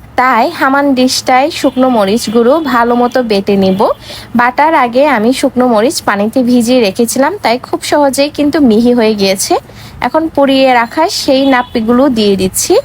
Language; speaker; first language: Bangla; non-native, local second language; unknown